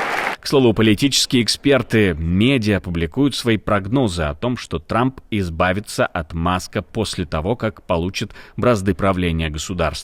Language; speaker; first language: Russian; native; Russian